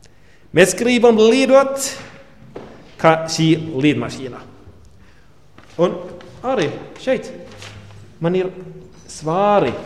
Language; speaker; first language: Latvian; non-native, learner; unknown